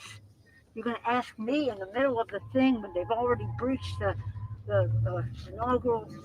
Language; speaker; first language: English; native; English